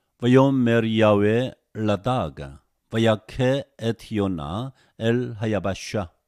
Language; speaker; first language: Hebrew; non-native, fluent; Korean